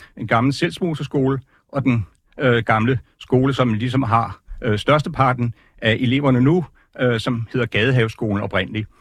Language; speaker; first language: Danish; native; Danish